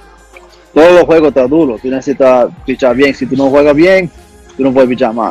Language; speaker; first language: Spanish; early bilingual, heritage; English